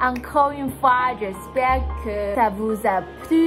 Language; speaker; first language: French; non-native, learner; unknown